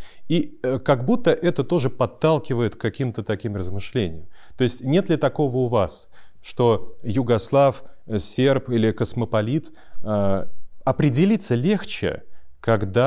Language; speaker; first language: Russian; native; Russian